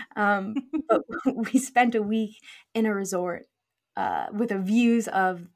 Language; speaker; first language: English; native; English